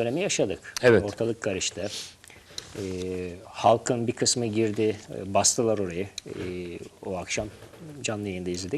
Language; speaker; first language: Turkish; native; Turkish